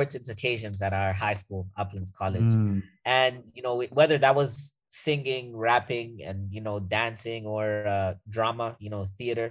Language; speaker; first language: English; non-native, fluent; Portuguese